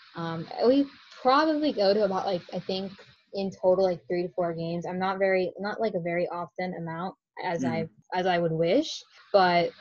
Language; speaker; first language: English; native; English